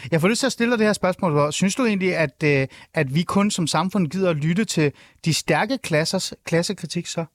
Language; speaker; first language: Danish; early bilingual, other home language; Persian